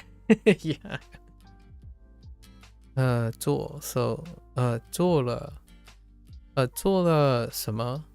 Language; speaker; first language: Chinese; non-native, learner; English